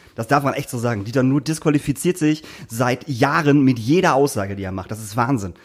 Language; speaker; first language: German; native; German